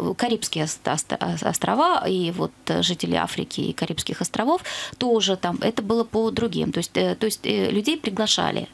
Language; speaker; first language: Russian; native; Russian